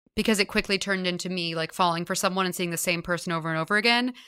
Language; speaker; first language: English; native; English